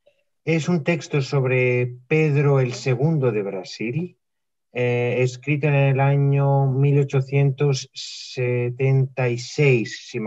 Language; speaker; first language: Spanish; non-native, fluent; Greek